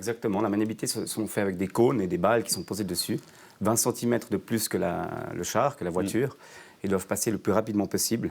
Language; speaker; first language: French; native; French